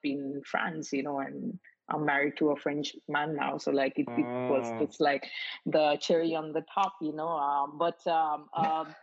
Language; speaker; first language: English; non-native, local second language; Marathi